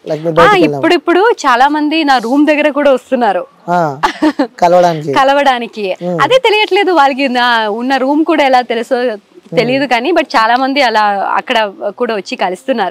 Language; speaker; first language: Telugu; non-native, fluent; Malayalam